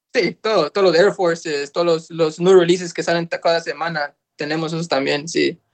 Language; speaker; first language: Spanish; early bilingual, heritage; Spanish